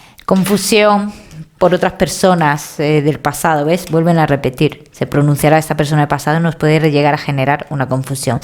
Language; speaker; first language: Spanish; native; Spanish